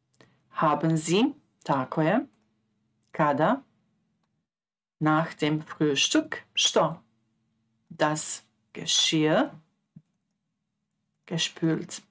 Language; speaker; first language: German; non-native, fluent; Croatian